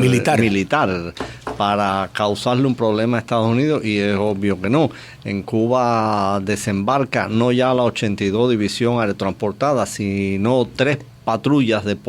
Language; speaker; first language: Spanish; native; Spanish